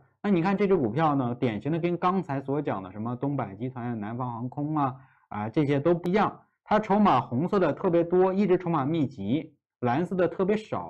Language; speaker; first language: Chinese; native; Chinese